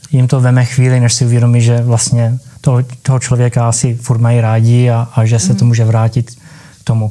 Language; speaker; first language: Czech; early bilingual, heritage; Czech